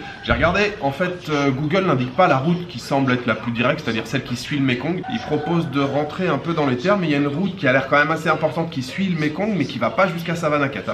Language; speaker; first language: French; native; French